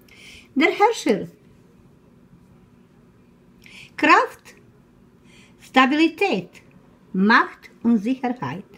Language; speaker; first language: German; non-native, fluent; Croatian